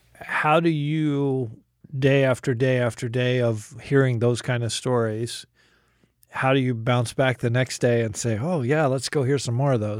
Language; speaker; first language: English; native; English